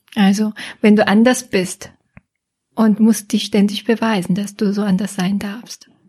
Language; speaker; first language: German; non-native, fluent; Korean